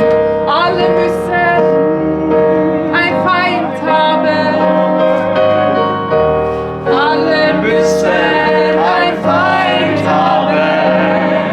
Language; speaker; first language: German; non-native, learner; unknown